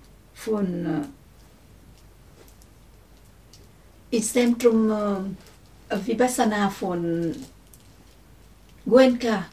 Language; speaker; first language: German; non-native, learner; Vietnamese